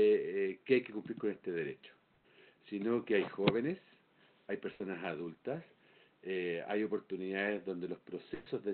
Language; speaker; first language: Spanish; native; Spanish